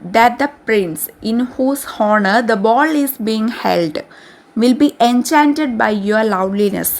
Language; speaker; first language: English; non-native, local second language; Malayalam